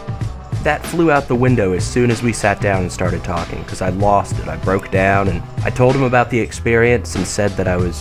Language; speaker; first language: English; native; English